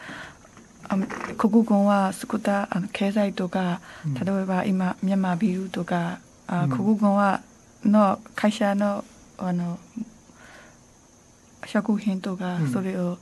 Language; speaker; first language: Japanese; non-native, learner; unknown